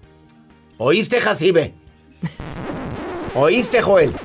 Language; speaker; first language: Spanish; native; Spanish